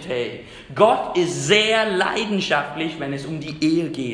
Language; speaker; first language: German; non-native, fluent; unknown